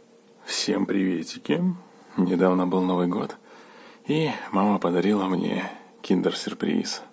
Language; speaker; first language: Russian; native; Russian